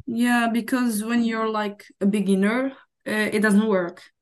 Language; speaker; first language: English; non-native, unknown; Arabic